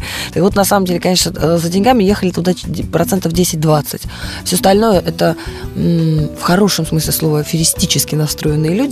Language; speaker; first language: Russian; native; Russian